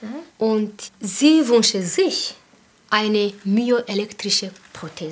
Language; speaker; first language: German; non-native, learner; Kinyarwanda